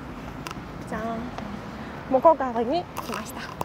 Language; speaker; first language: Japanese; non-native, fluent; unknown